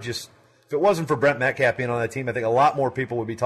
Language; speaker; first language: English; native; English